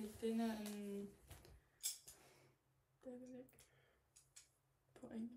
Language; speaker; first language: Danish; non-native, learner; German